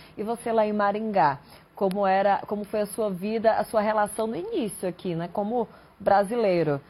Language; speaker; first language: Portuguese; native; Portuguese